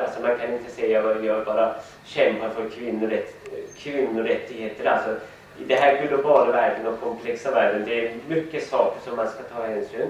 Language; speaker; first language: Swedish; non-native, fluent; Persian